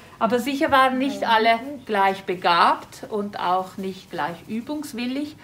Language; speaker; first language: German; native; German